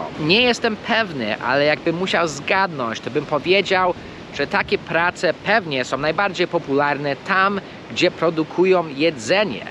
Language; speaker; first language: Polish; early bilingual, heritage; Polish